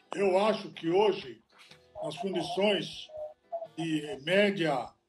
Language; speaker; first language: Portuguese; non-native, fluent; Italian